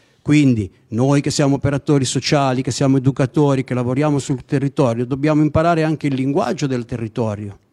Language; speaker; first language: Italian; native; Italian